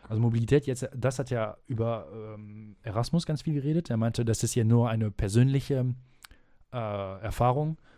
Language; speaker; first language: German; non-native, fluent; French